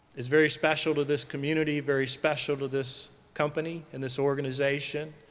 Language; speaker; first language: English; native; English